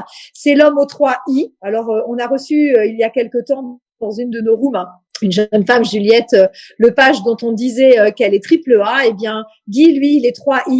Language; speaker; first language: French; native; French